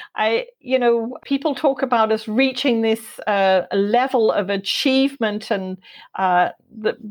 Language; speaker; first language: English; native; English